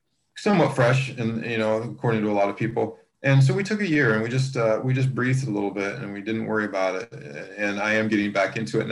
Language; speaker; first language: English; native; English